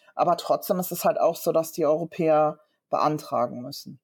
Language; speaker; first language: German; native; German